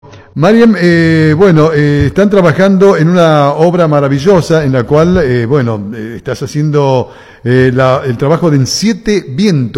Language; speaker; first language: Spanish; native; Spanish